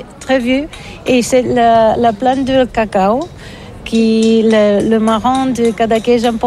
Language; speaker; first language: French; non-native, learner; Catalan